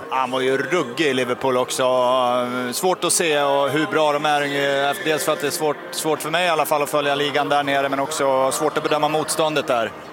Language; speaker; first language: Swedish; native; Swedish